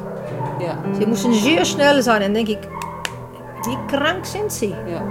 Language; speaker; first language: German; non-native, learner; Dutch